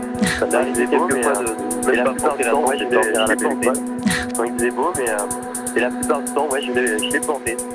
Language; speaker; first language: French; native; French